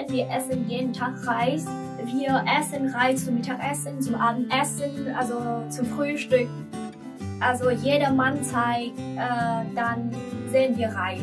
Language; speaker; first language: German; non-native, learner; Vietnamese